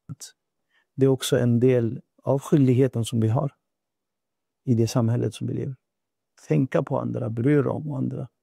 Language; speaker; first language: Swedish; non-native, fluent; Urdu